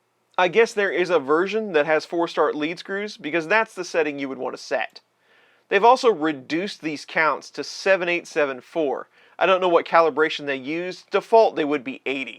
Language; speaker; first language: English; native; English